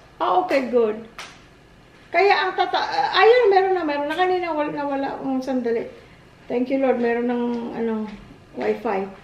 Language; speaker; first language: Filipino; native; Filipino